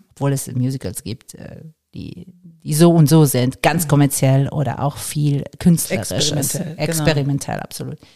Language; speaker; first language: German; non-native, fluent; Italian